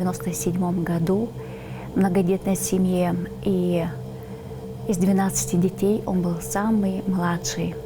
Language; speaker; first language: Russian; non-native, local second language; Tuvinian